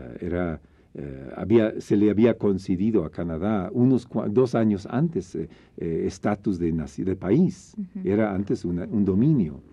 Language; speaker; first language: Spanish; non-native, fluent; English